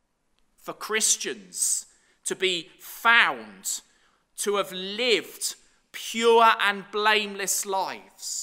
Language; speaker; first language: English; native; English